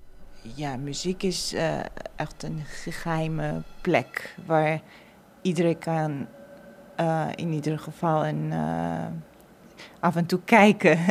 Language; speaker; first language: Dutch; non-native, fluent; Georgian